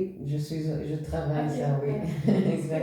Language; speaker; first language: French; non-native, fluent; Spanish